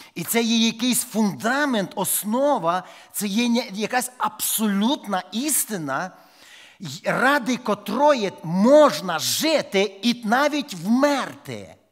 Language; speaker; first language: Ukrainian; native; Ukrainian